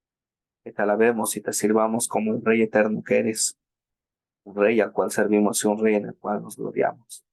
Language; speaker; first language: Spanish; native; Spanish